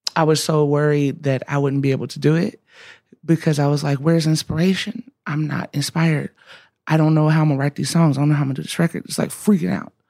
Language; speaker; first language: English; native; English